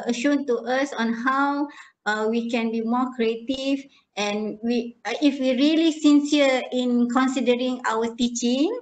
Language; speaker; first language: English; non-native, local second language; Malay